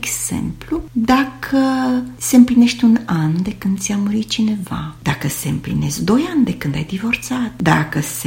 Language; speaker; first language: Romanian; native; Romanian